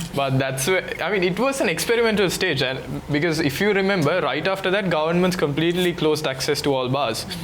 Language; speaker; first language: English; non-native, local second language; Sinhala